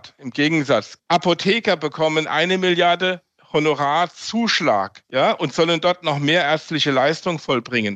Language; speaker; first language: German; native; German